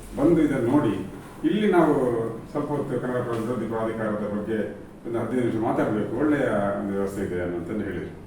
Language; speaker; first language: Kannada; native; Kannada